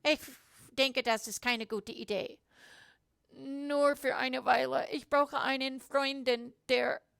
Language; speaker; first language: German; non-native, learner; English